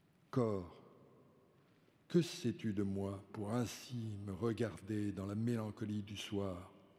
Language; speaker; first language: French; early bilingual, other home language; Spanish